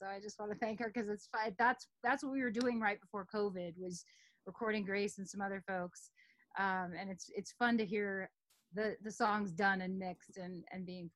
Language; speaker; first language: English; native; English